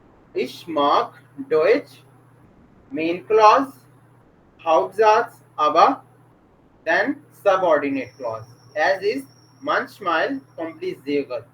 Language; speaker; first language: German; non-native, fluent; Urdu